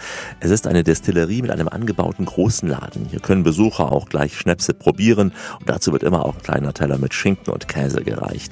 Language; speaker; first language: German; native; German